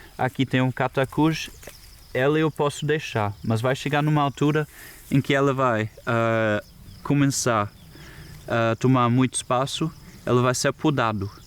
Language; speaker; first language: Portuguese; non-native, fluent; German